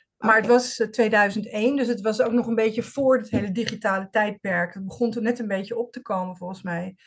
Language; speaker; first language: Dutch; native; Dutch